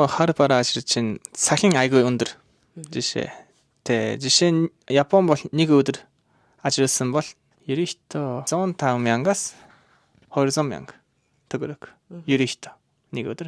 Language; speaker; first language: Mongolian; non-native, learner; Japanese